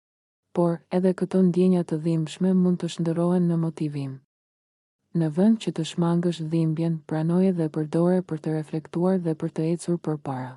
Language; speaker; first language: Albanian; native; Albanian